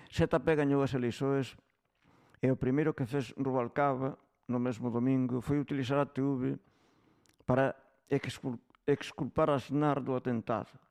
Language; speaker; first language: Galician; native; Galician